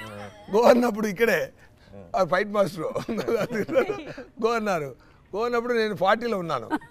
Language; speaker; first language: Telugu; non-native, learner; Tamil